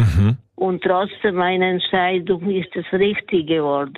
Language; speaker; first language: German; non-native, learner; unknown